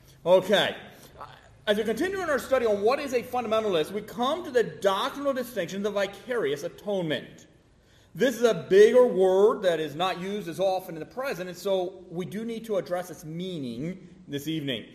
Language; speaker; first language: English; native; English